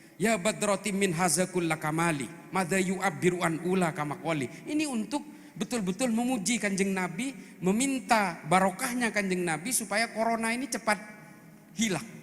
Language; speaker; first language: Indonesian; non-native, local second language; Madurese